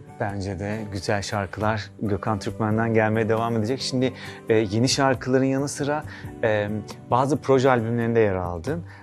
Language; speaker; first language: Turkish; native; Turkish